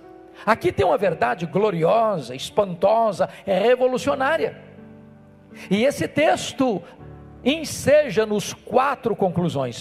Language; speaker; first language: Portuguese; native; Portuguese